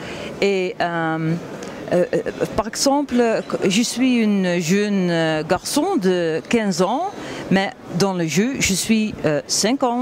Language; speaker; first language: French; non-native, learner; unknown